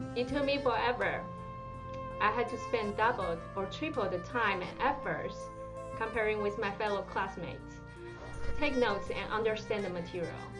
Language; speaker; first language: English; non-native, fluent; Chinese